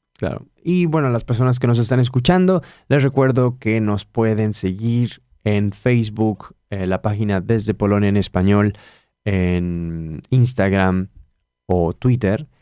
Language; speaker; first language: Spanish; native; Spanish